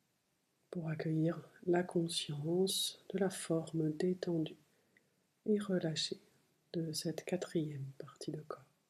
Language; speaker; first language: French; native; French